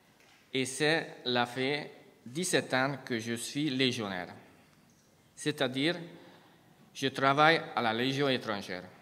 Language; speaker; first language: French; non-native, fluent; Hungarian